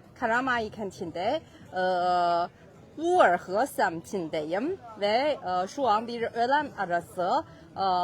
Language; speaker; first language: Turkish; non-native, learner; Chinese